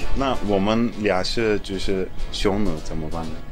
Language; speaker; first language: Chinese; non-native, learner; Turkish